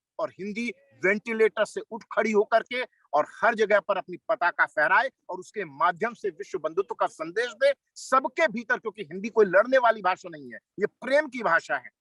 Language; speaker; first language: Hindi; native; Hindi